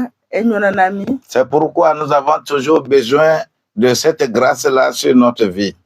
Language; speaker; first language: French; non-native, local second language; Ewe